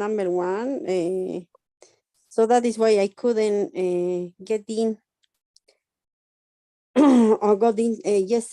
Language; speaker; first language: English; non-native, learner; Spanish